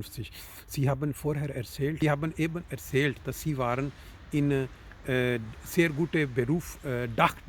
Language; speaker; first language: German; non-native, learner; Urdu